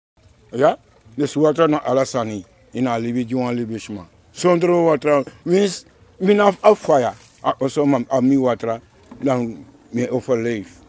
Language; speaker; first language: Dutch; non-native, local second language; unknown